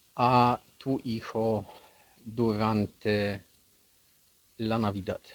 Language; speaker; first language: Spanish; non-native, learner; Polish